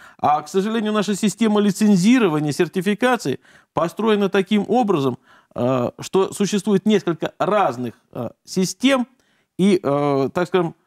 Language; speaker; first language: Russian; native; Russian